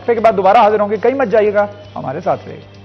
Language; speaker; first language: Hindi; non-native, local second language; Punjabi